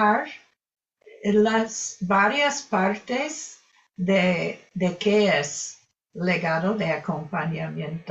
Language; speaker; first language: Spanish; non-native, fluent; English